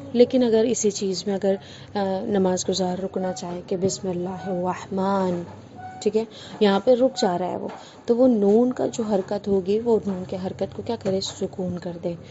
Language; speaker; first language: Urdu; native; Urdu